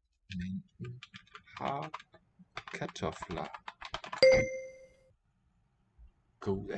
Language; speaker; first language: Danish; non-native, learner; English